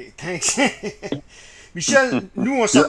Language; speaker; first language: French; native; French